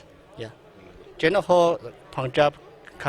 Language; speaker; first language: English; non-native, learner; Chinese